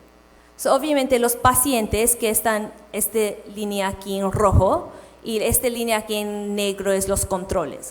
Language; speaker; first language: Spanish; non-native, fluent; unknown